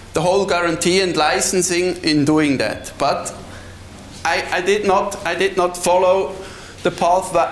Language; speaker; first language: English; non-native, fluent; Swiss German